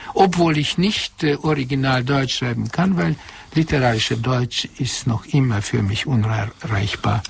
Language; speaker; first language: German; non-native, fluent; Hungarian